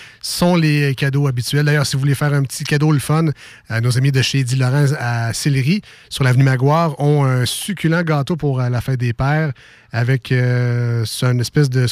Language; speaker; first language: French; native; French